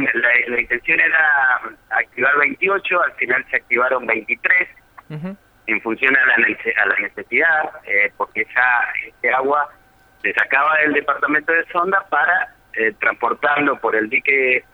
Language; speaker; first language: Spanish; native; Spanish